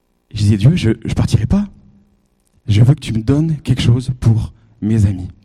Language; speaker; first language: French; native; French